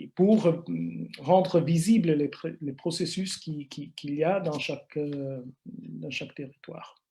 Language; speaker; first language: French; non-native, fluent; Italian